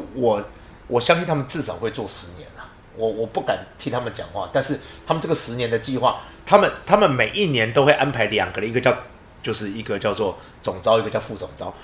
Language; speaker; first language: Chinese; native; Chinese